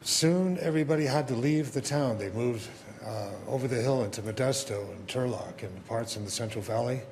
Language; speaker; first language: English; native; English